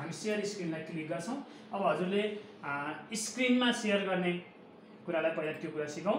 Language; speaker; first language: Nepali; native; Nepali